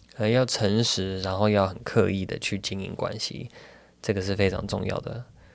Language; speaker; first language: Chinese; native; Chinese